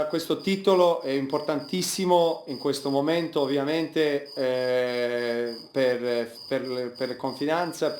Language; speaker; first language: Italian; non-native, fluent; Serbian